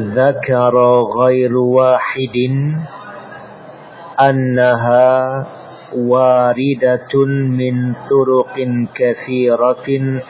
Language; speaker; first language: Arabic; non-native, fluent; Indonesian